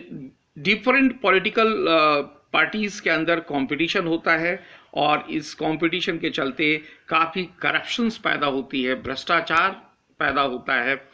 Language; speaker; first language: Hindi; native; Hindi